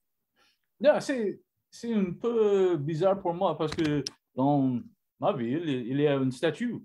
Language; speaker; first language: French; non-native, learner; English